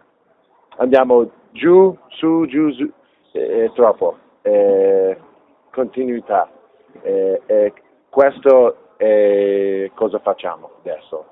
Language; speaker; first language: Italian; non-native, learner; English